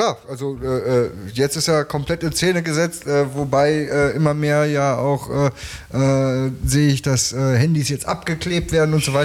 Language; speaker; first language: German; native; German